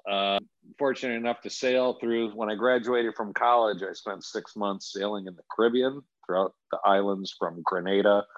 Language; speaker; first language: English; native; English